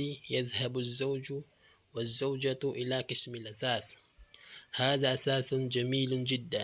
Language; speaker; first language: Arabic; non-native, fluent; Filipino